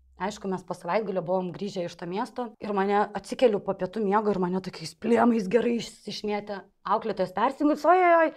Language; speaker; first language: Lithuanian; non-native, local second language; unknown